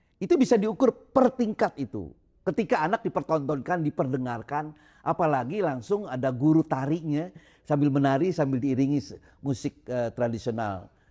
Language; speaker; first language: Indonesian; non-native, local second language; Sundanese